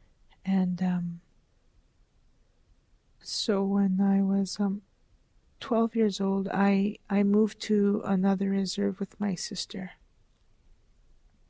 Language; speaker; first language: English; native; English